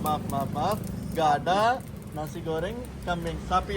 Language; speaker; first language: Indonesian; non-native, learner; Urdu